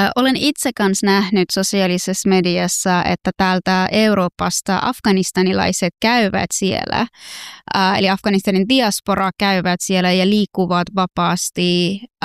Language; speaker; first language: Finnish; non-native, fluent; Persian